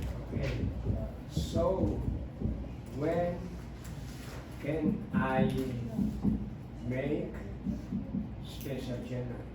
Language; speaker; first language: English; non-native, fluent; Indonesian